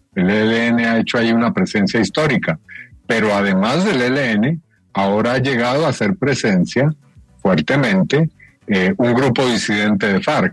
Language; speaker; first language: Spanish; native; Spanish